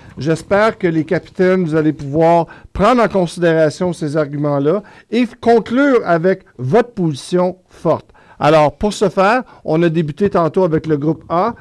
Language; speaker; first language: French; native; French